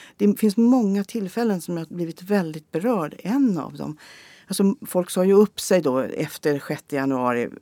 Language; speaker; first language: Swedish; native; Swedish